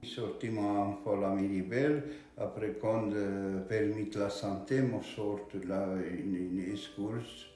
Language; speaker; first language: French; non-native, learner; Romanian